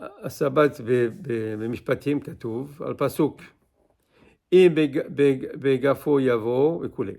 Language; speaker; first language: Hebrew; non-native, fluent; English